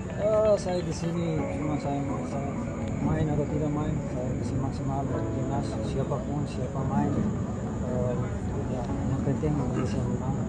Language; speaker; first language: Indonesian; non-native, fluent; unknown